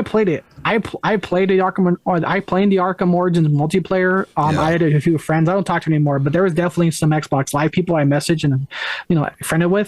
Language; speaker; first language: English; native; English